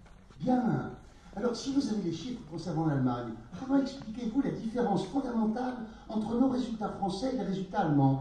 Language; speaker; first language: French; native; French